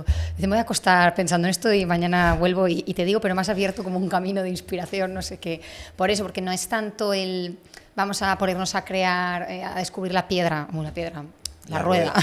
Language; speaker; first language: Spanish; native; Spanish